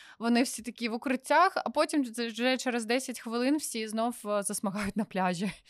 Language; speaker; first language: Ukrainian; non-native, local second language; Russian